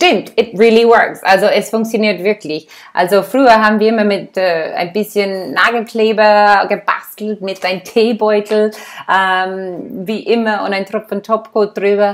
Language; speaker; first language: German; non-native, fluent; English